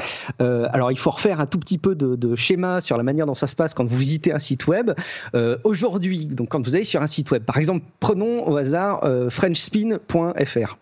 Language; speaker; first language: French; native; French